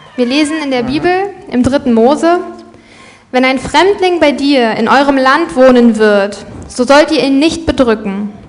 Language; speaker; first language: German; native; German